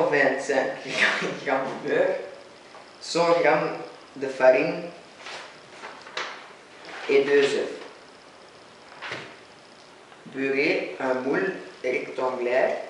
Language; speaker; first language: French; non-native, learner; Dutch